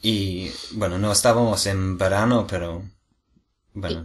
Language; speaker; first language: Spanish; non-native, fluent; English